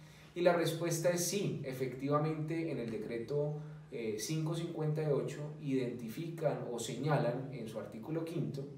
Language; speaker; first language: Spanish; native; Spanish